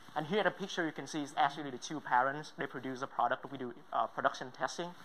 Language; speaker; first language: English; non-native, fluent; Vietnamese